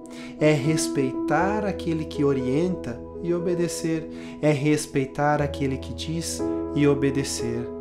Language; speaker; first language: Portuguese; native; Portuguese